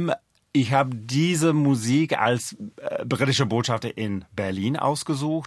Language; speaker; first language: German; non-native, fluent; English